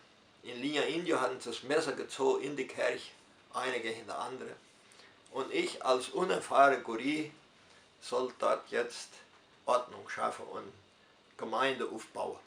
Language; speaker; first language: German; early bilingual, heritage; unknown